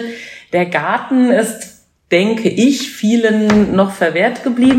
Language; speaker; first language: German; native; German